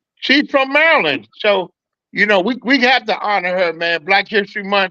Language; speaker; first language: English; native; English